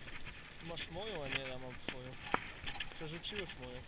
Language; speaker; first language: Polish; early bilingual, heritage; Polish